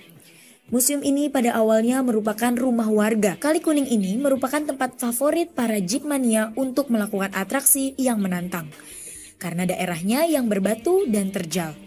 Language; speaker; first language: Indonesian; native; Indonesian